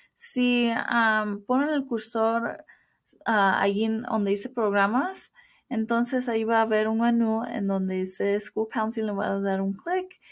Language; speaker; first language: Spanish; early bilingual, heritage; Spanish